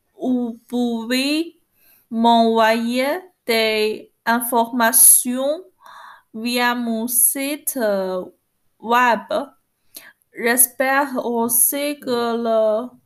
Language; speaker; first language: French; non-native, learner; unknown